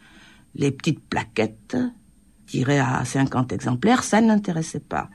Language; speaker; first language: French; native; French